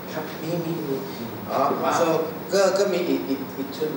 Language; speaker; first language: Thai; non-native, learner; Chinese